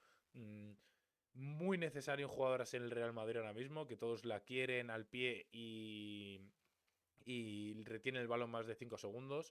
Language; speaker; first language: Spanish; native; Spanish